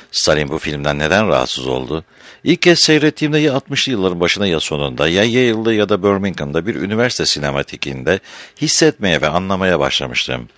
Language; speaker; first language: Turkish; native; Turkish